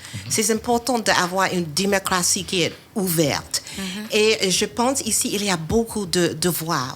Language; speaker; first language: French; non-native, fluent; English